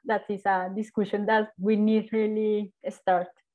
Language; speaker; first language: English; non-native, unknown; Spanish